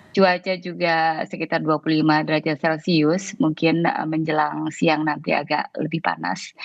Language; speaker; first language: Indonesian; native; Indonesian